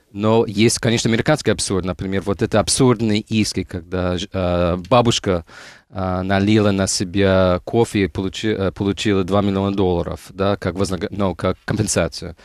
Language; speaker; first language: Russian; non-native, fluent; English